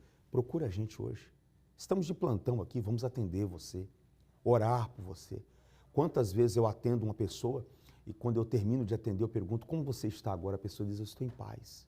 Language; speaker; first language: Portuguese; native; Portuguese